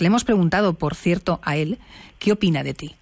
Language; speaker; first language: Spanish; native; Spanish